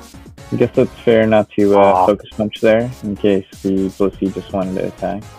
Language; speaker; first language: English; native; English